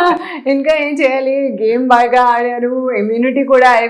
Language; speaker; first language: Telugu; non-native, local second language; Hindi